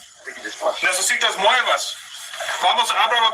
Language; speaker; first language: Spanish; non-native, learner; English